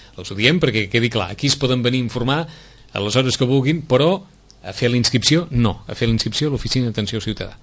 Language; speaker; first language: Catalan; native; Catalan